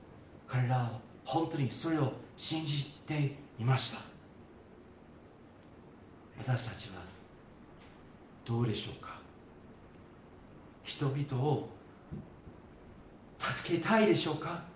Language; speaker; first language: Japanese; non-native, fluent; English